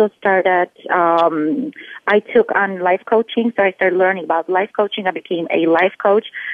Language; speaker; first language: English; non-native, fluent; Polish